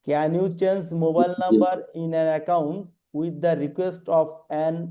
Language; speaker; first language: English; non-native, local second language; Bangla